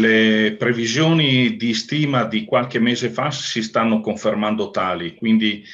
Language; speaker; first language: Italian; native; Italian